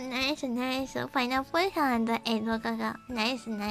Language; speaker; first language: Japanese; native; Japanese